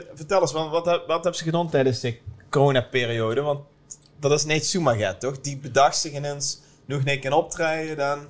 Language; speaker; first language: Dutch; native; Dutch